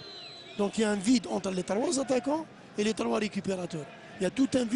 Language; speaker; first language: French; non-native, local second language; Arabic